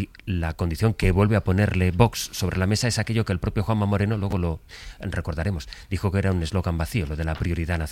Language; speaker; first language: Spanish; native; Spanish